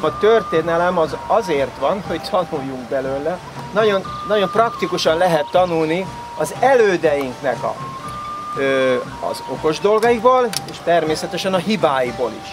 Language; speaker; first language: Hungarian; native; Hungarian